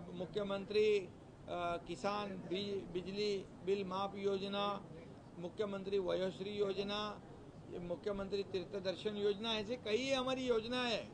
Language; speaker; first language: Hindi; non-native, local second language; Marathi